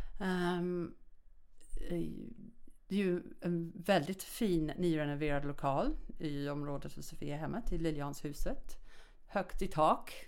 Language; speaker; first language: Swedish; non-native, fluent; English